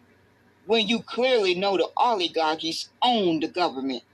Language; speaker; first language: English; native; English